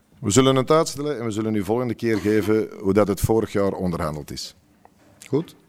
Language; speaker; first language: Dutch; native; Dutch